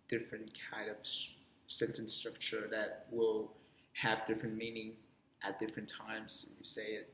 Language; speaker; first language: English; non-native, fluent; Vietnamese